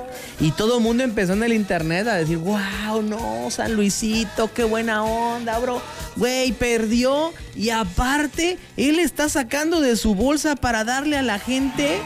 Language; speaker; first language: Spanish; native; Spanish